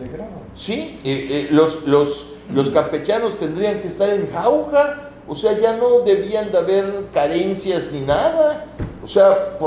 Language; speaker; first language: Spanish; native; Spanish